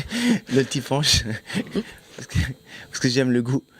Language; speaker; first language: French; non-native, fluent; German